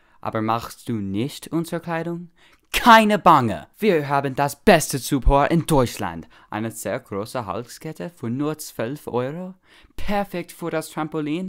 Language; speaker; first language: German; non-native, learner; English